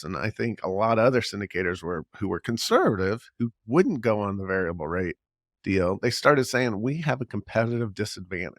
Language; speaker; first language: English; native; English